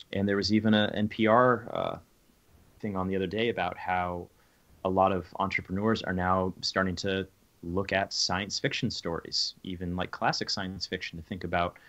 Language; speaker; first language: English; native; English